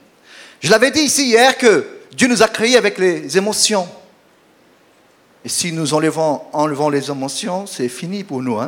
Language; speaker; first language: French; non-native, fluent; Portuguese